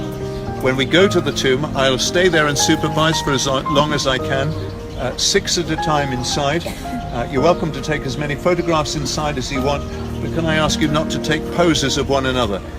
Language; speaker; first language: English; native; English